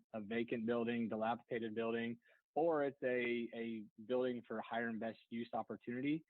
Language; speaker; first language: English; native; English